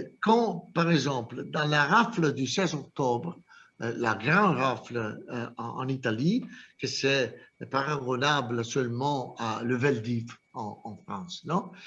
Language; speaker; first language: French; non-native, fluent; Italian